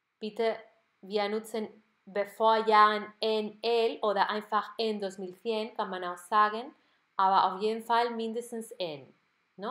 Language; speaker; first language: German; non-native, fluent; Spanish